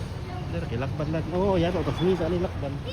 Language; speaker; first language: Indonesian; non-native, local second language; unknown